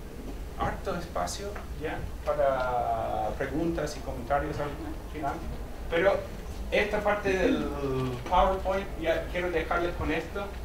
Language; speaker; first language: Spanish; non-native, fluent; English